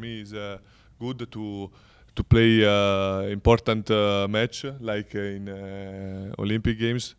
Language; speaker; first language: English; non-native, learner; Italian